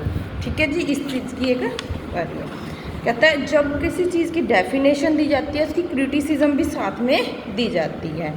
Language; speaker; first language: Hindi; native; Hindi